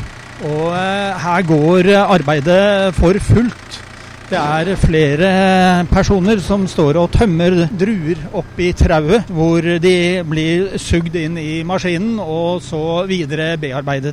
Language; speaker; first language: Norwegian; native; Norwegian